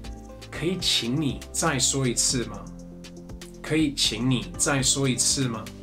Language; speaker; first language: Chinese; non-native, learner; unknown